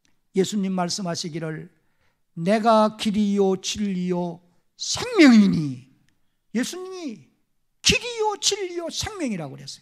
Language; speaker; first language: Korean; native; Korean